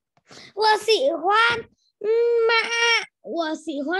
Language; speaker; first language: Chinese; non-native, learner; Vietnamese